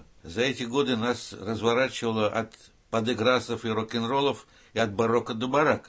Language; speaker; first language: Russian; native; Russian